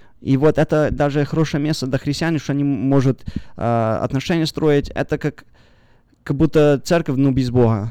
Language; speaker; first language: Russian; early bilingual, heritage; Russian